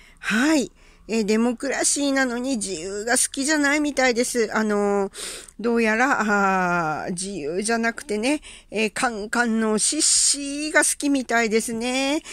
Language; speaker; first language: Japanese; native; Japanese